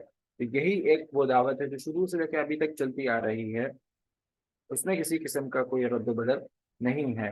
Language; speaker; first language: Urdu; native; Urdu